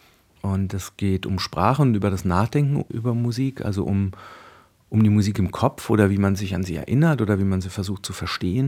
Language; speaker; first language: German; native; German